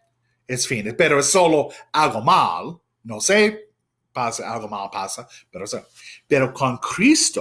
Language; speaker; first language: Spanish; non-native, fluent; English